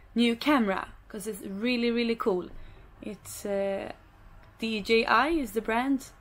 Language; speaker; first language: English; non-native, fluent; Swedish